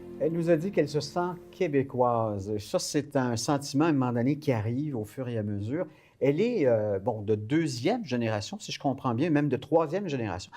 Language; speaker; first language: French; native; French